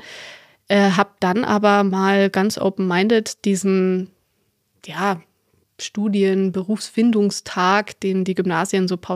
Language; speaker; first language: German; native; German